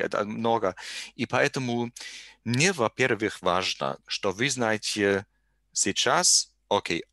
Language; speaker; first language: Russian; non-native, learner; German